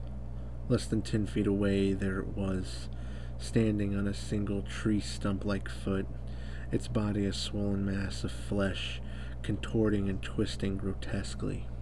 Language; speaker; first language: English; native; English